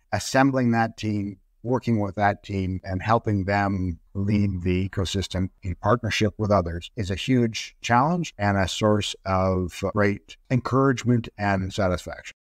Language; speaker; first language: English; native; English